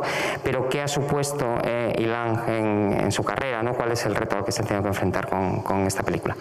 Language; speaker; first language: Spanish; native; Spanish